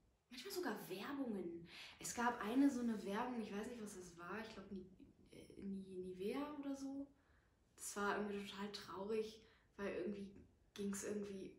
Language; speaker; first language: German; native; German